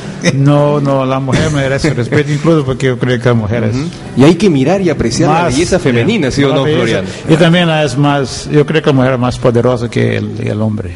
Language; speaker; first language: Spanish; non-native, learner; Portuguese